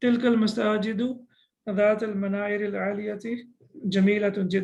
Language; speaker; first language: Arabic; non-native, fluent; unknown